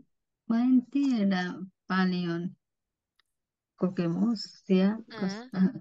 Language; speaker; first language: Finnish; non-native, learner; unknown